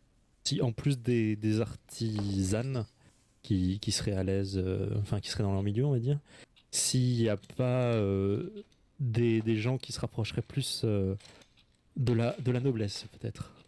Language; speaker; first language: French; native; French